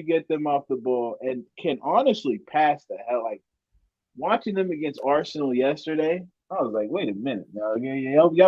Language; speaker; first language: English; native; English